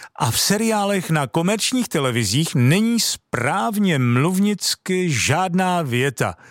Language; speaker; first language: Czech; native; Czech